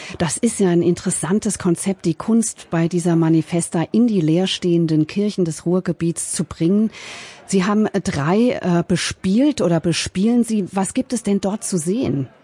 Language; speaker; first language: German; native; German